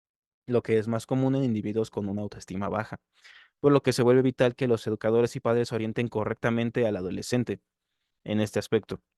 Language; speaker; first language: Spanish; native; Spanish